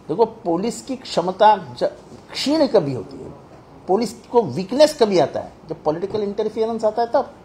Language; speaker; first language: Hindi; non-native, local second language; Marathi